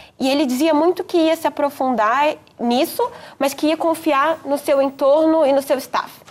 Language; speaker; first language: Portuguese; native; Portuguese